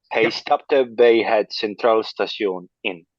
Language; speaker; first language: Dutch; non-native, learner; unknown